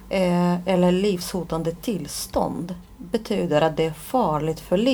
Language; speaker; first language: Swedish; non-native, fluent; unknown